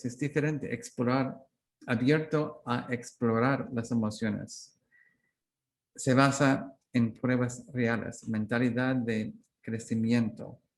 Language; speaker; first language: Spanish; non-native, learner; English